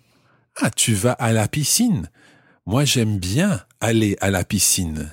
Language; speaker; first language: French; non-native, fluent; English